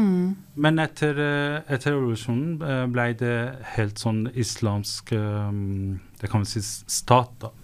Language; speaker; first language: Norwegian; non-native, fluent; Persian